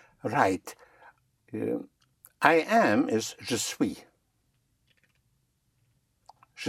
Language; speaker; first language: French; non-native, fluent; English